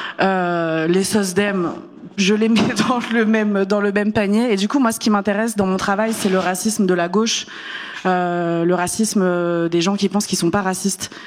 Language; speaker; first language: French; early bilingual, other home language; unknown